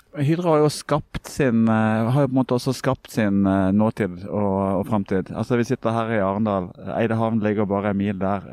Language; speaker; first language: Norwegian; native; Norwegian